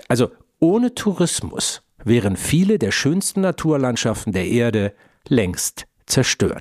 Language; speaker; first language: German; native; German